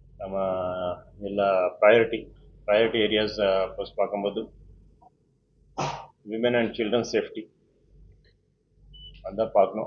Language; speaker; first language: Tamil; non-native, fluent; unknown